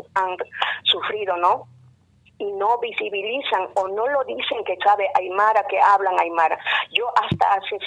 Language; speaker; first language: Spanish; non-native, local second language; Aymara